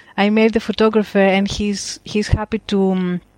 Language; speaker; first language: English; non-native, fluent; Greek